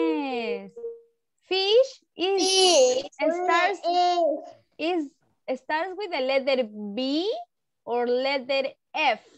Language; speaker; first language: English; non-native, learner; Spanish